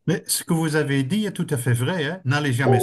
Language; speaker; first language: French; native; French